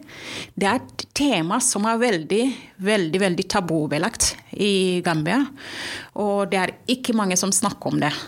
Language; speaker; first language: Norwegian; non-native, fluent; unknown